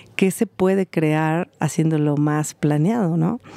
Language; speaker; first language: Spanish; native; Spanish